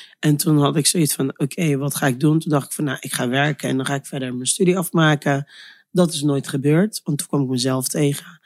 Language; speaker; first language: Dutch; early bilingual, other home language; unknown